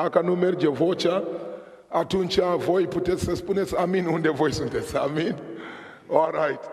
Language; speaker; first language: Romanian; non-native, fluent; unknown